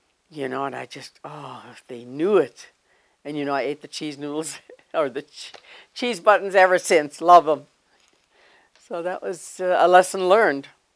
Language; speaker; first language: English; native; English